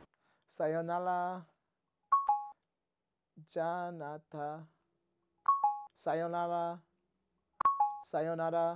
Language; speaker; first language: Japanese; non-native, learner; English